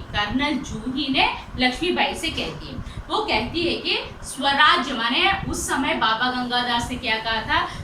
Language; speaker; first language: Hindi; non-native, local second language; Telugu